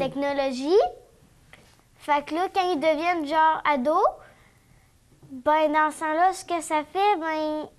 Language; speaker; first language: French; native; French